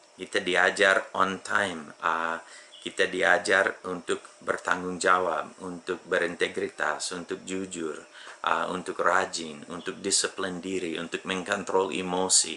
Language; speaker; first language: Indonesian; non-native, fluent; English